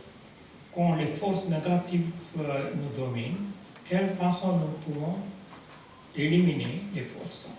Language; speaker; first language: French; non-native, fluent; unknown